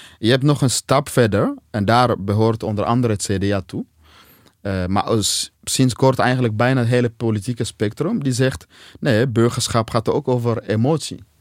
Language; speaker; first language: Dutch; non-native, fluent; Swahili